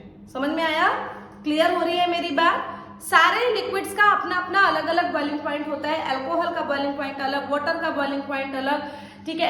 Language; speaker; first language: Hindi; native; Hindi